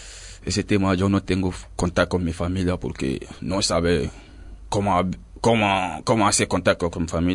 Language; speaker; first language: Spanish; non-native, learner; French